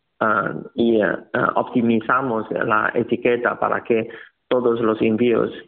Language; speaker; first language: Spanish; non-native, learner; Chinese